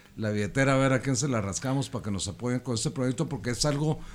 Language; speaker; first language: Spanish; native; Spanish